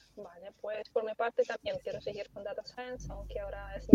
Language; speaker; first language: Spanish; non-native, fluent; Russian